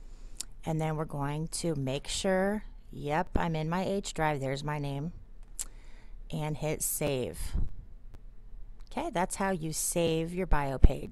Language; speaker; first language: English; native; English